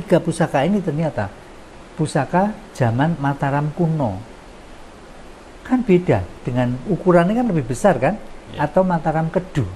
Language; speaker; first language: Indonesian; non-native, local second language; Javanese